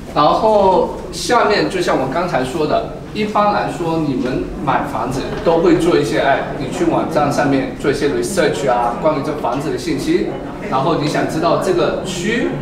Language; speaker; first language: Chinese; native; Chinese